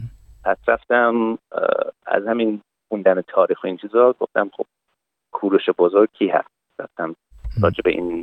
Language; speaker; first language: Persian; early bilingual, heritage; Persian